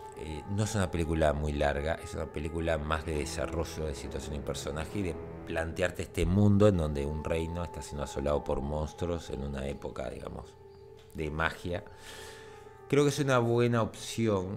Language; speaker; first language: Spanish; native; Spanish